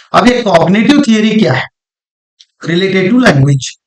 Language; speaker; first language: Hindi; non-native, local second language; Marathi